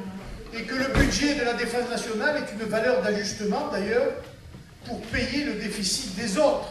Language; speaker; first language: French; native; French